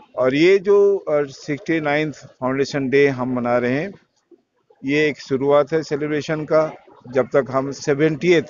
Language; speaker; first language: Hindi; non-native, local second language; Odia